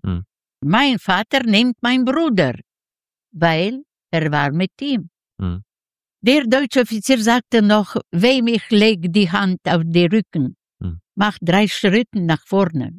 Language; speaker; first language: German; non-native, learner; Russian